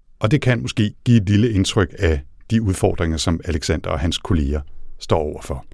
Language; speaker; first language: Danish; native; Danish